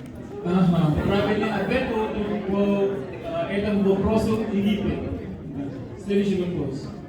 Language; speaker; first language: Russian; non-native, fluent; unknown